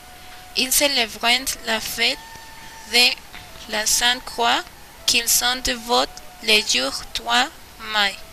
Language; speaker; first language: French; non-native, learner; Spanish